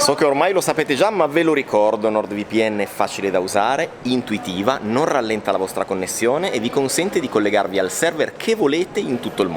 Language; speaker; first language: Italian; native; Italian